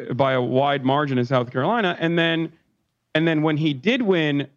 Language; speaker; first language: English; non-native, fluent; Turkish